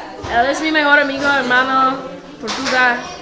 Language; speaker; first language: Spanish; non-native, fluent; English